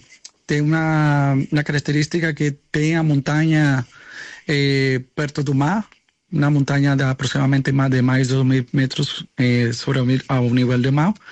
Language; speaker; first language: Portuguese; non-native, learner; Spanish